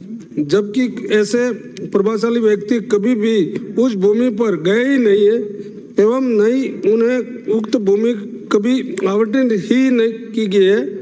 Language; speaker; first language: Hindi; native; Hindi